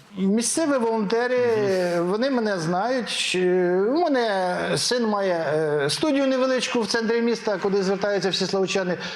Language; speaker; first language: Ukrainian; native; Ukrainian